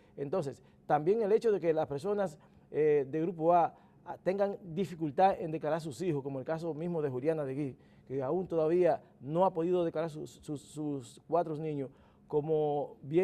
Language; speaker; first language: Spanish; native; Spanish